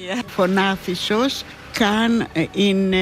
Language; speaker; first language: German; non-native, learner; Greek